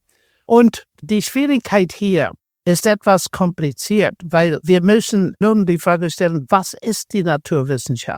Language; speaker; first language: German; non-native, fluent; English